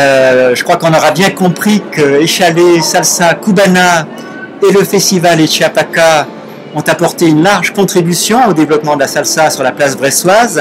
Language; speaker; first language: French; native; French